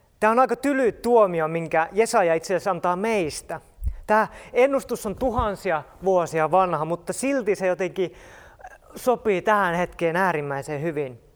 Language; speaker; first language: Finnish; native; Finnish